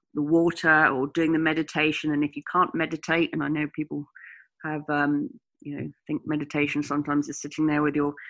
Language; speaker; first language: English; native; English